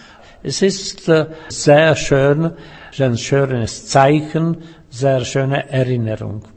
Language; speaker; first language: German; non-native, fluent; Czech